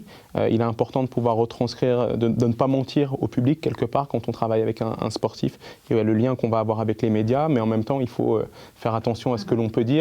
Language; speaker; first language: French; native; French